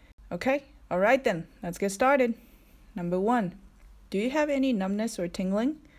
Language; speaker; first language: English; non-native, fluent; Japanese